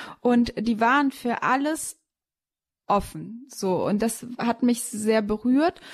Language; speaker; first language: German; early bilingual, other home language; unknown